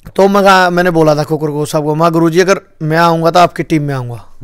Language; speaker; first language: Hindi; native; Hindi